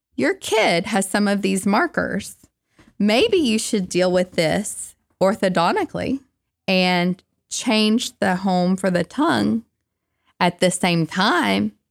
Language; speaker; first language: English; native; English